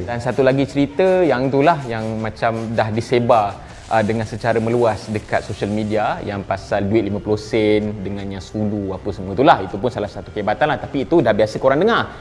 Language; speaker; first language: Malay; native; Malay